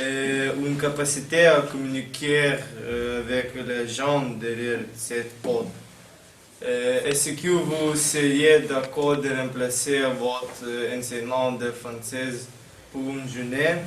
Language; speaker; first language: French; non-native, learner; Lithuanian